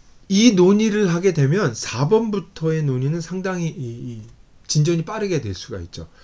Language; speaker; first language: Korean; native; Korean